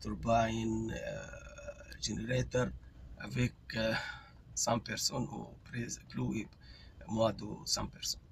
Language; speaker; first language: French; non-native, fluent; Arabic